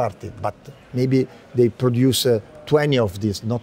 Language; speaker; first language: English; non-native, learner; Italian